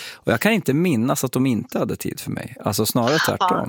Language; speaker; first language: Swedish; native; Swedish